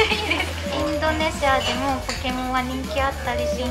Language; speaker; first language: Japanese; non-native, fluent; Indonesian